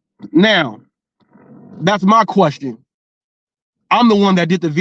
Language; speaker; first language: English; native; English